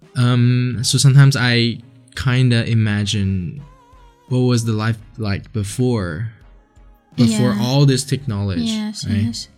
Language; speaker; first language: English; non-native, fluent; Chinese